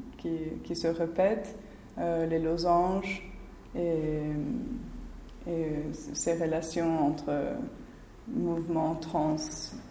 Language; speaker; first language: French; non-native, fluent; Spanish